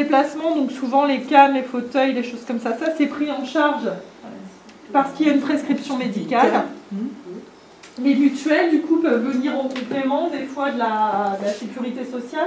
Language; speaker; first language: French; native; French